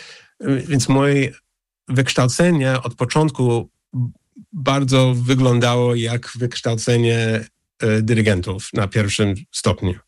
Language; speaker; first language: Polish; early bilingual, heritage; English